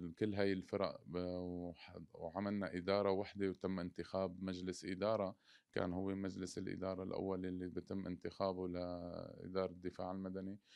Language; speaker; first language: Arabic; native; Arabic